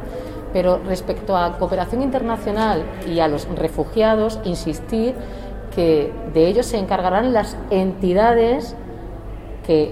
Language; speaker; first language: Spanish; native; Spanish